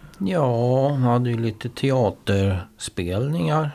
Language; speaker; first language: Swedish; native; Swedish